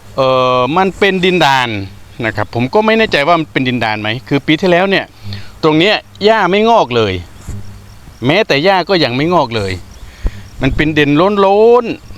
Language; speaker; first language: Thai; non-native, local second language; Khmer